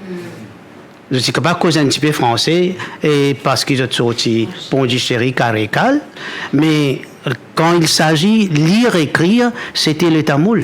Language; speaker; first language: French; non-native, local second language; Morisyen